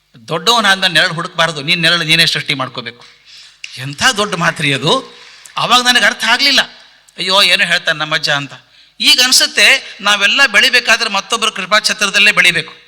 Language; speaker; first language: Kannada; native; Kannada